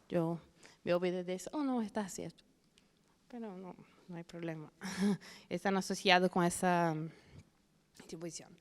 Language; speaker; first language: Spanish; non-native, fluent; Portuguese